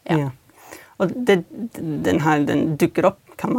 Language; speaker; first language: Norwegian; non-native, fluent; English